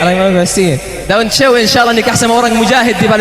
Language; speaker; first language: Indonesian; non-native, learner; Arabic